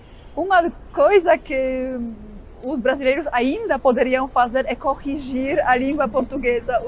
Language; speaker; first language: Portuguese; non-native, fluent; Polish